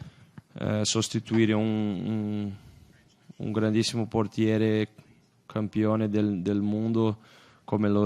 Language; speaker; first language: Italian; non-native, fluent; Portuguese